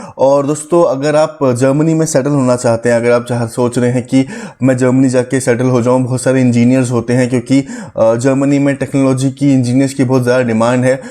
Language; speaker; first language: Hindi; native; Hindi